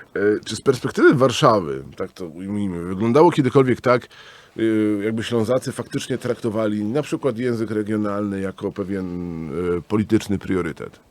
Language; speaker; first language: Polish; native; Polish